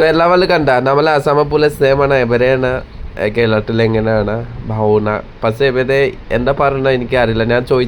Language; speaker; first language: Malayalam; non-native, local second language; Assamese